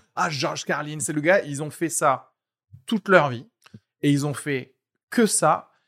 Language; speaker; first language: French; early bilingual, other home language; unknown